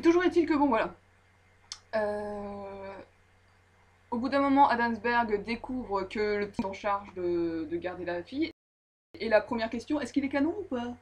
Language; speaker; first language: French; native; French